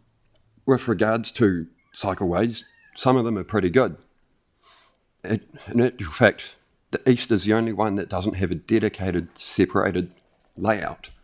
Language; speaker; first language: English; native; English